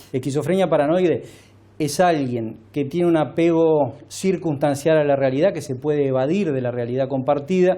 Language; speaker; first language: Spanish; native; Spanish